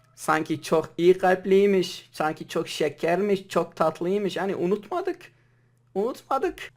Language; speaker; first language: Turkish; non-native, local second language; Kurdish